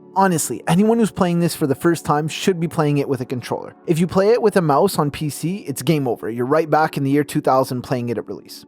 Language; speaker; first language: English; native; English